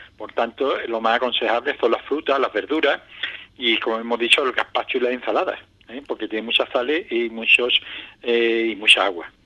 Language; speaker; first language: Spanish; native; Spanish